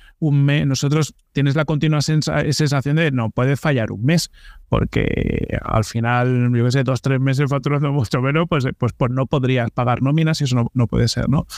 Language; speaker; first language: Spanish; native; Spanish